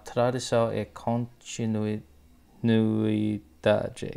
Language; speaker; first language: Portuguese; non-native, learner; English